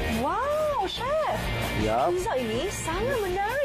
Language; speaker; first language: Malay; native; Malay